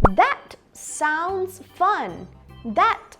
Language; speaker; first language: English; non-native, fluent; Thai